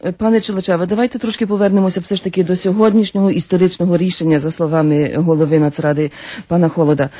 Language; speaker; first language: Ukrainian; native; Ukrainian